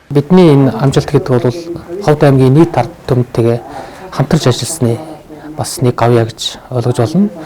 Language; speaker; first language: Mongolian; native; Mongolian